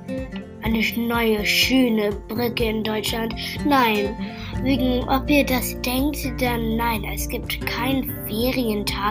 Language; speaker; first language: German; non-native, learner; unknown